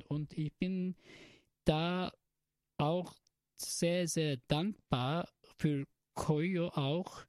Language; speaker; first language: German; non-native, learner; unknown